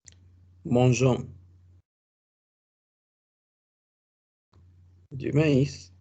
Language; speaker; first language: French; non-native, fluent; Spanish